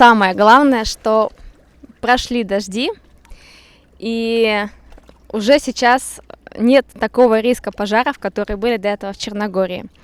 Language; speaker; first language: Russian; native; Russian